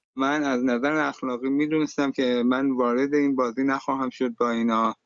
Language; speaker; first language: Persian; native; Persian